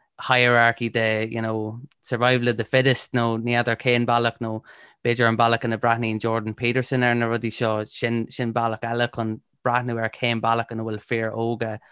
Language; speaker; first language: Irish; non-native, local second language; English